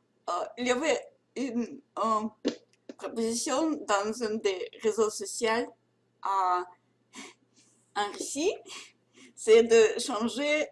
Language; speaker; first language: French; non-native, learner; Russian